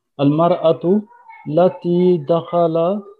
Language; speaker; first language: Arabic; non-native, learner; French